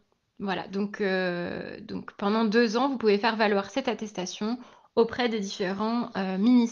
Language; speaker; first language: French; native; French